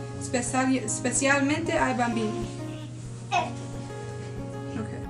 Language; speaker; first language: Italian; non-native, learner; English